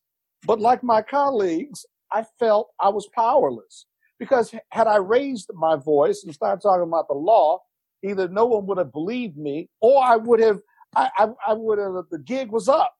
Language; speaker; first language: English; native; English